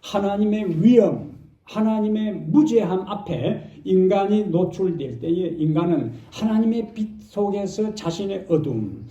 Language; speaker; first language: Korean; native; Korean